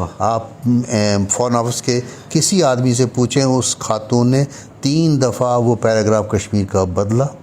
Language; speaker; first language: Urdu; non-native, local second language; Kashmiri